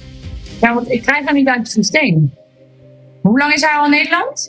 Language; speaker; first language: Dutch; native; Dutch